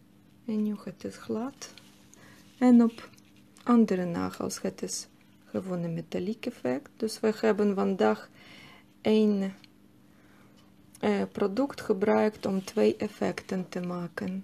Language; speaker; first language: Dutch; non-native, learner; Russian